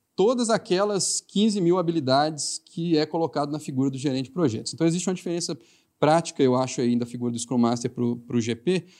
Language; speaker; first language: Portuguese; native; Portuguese